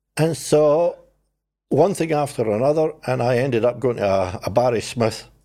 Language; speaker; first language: English; native; English